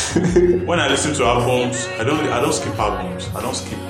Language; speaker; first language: English; non-native, local second language; Yoruba